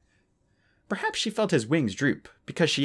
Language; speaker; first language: English; native; English